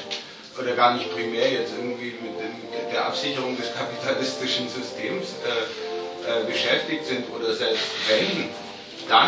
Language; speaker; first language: German; native; German